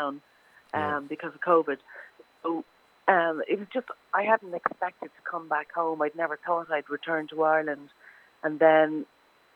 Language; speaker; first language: English; native; English